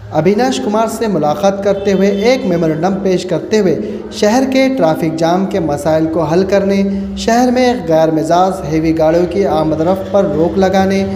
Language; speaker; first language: Hindi; non-native, local second language; Urdu